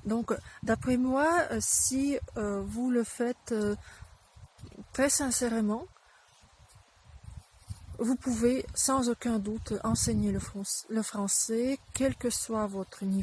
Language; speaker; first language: French; non-native, fluent; Russian